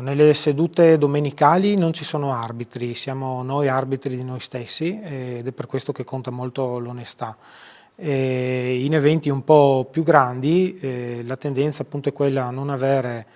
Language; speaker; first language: Italian; native; Italian